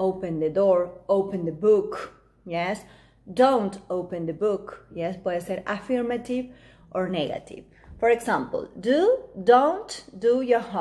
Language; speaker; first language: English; non-native, fluent; Spanish